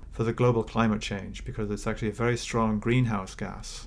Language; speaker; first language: English; native; English